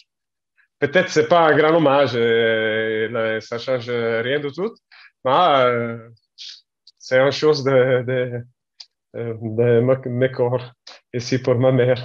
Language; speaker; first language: French; non-native, learner; Italian